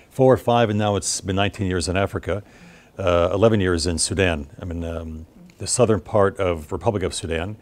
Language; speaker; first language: English; native; English